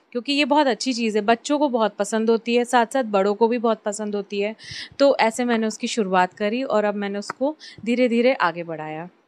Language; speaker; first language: Hindi; native; Hindi